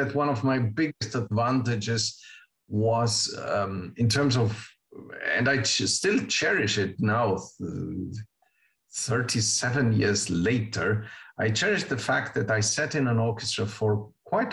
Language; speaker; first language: English; non-native, fluent; Spanish